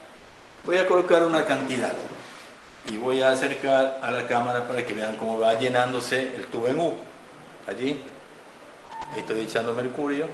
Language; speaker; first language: Spanish; native; Spanish